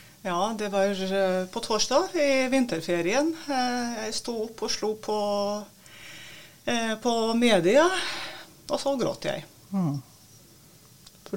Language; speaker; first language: Norwegian; non-native, fluent; Latvian